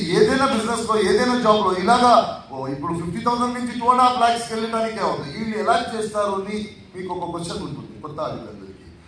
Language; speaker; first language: Telugu; non-native, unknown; Tulu